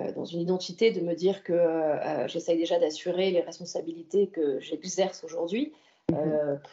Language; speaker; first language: French; native; French